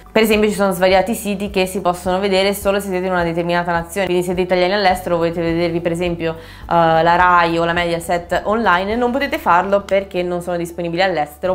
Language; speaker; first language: Italian; native; Italian